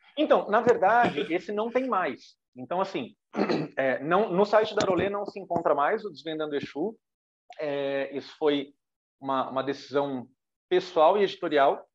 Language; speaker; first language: Portuguese; native; Portuguese